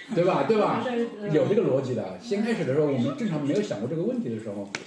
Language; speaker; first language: Chinese; native; Chinese